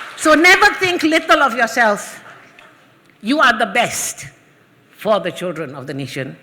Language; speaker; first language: English; non-native, local second language; Malay